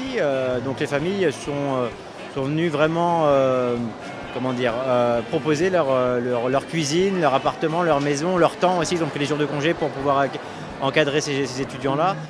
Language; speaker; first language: French; native; French